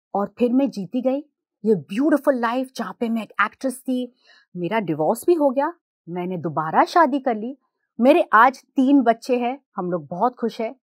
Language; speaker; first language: Hindi; non-native, local second language; Gujarati